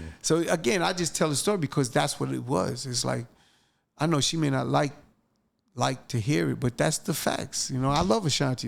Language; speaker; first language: English; native; English